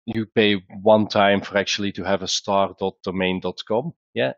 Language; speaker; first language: English; non-native, fluent; Dutch